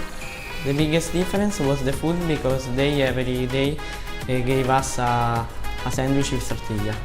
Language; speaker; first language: English; non-native, learner; Italian